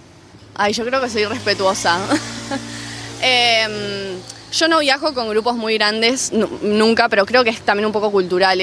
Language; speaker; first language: Spanish; early bilingual, other home language; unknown